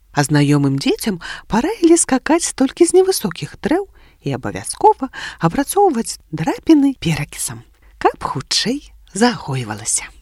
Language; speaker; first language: Belarusian; native; Belarusian